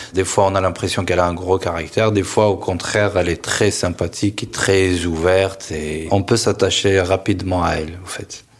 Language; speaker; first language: French; non-native, local second language; Kabyle